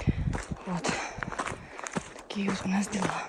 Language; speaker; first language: Russian; native; Russian